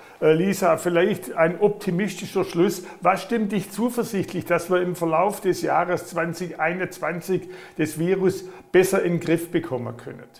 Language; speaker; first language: German; native; German